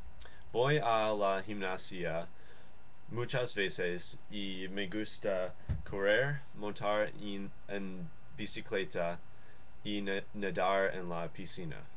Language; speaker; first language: Spanish; non-native, learner; English